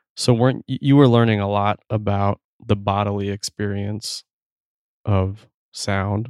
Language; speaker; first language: English; native; English